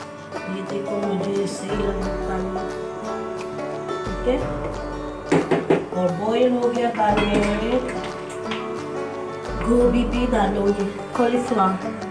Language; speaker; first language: Hindi; non-native, learner; Filipino